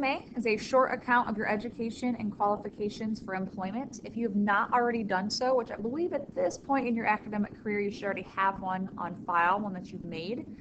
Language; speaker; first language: English; native; English